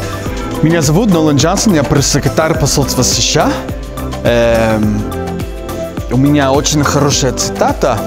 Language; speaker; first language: Russian; non-native, learner; English